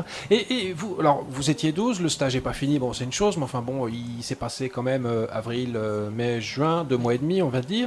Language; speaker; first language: French; native; French